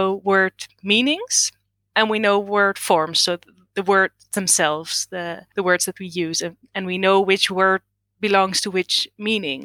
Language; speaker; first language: English; non-native, fluent; Dutch